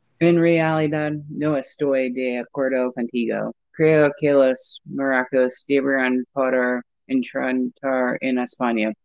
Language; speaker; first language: Spanish; non-native, learner; English